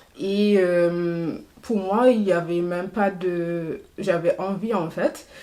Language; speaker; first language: French; non-native, fluent; English